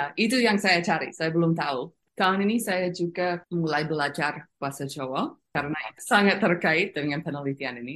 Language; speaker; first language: Indonesian; non-native, fluent; English